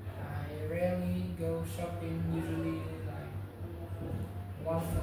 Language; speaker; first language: English; non-native, learner; Vietnamese